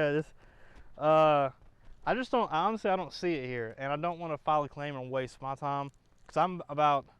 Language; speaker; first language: English; native; English